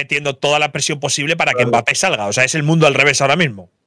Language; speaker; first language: Spanish; native; Spanish